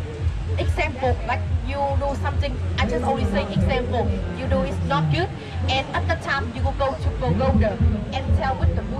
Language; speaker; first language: English; non-native, learner; Vietnamese